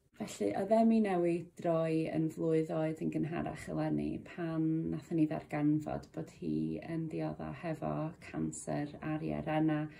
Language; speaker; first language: Welsh; native; Welsh